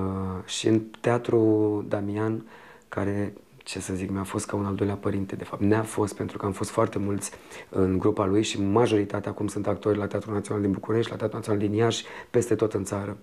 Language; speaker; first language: Romanian; native; Romanian